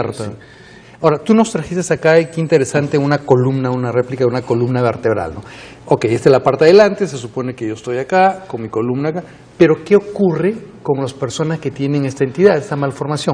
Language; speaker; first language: Spanish; native; Spanish